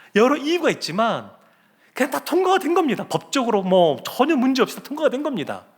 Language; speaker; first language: Korean; native; Korean